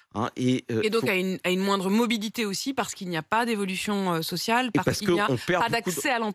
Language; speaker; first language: French; native; French